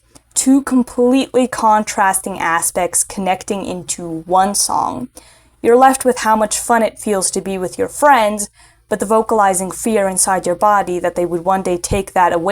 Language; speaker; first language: English; native; English